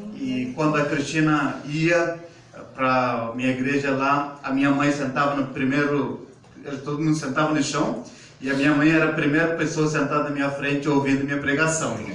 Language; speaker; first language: Portuguese; non-native, fluent; Hindi